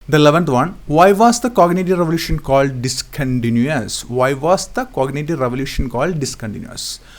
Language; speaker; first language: English; non-native, local second language; Malayalam